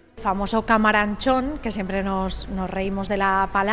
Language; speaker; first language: Spanish; native; Spanish